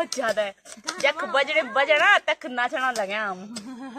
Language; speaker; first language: Hindi; non-native, local second language; Garhwali